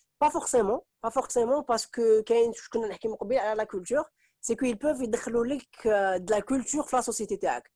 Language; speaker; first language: French; non-native, local second language; Arabic